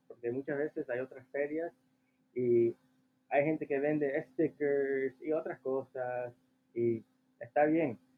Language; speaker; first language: Spanish; early bilingual, heritage; Spanish